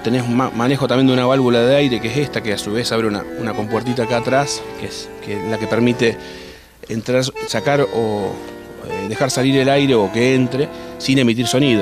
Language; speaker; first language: Spanish; native; Spanish